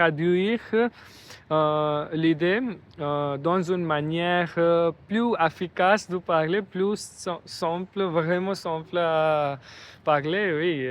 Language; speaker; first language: French; non-native, learner; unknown